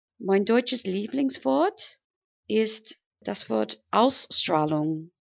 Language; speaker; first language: German; non-native, fluent; English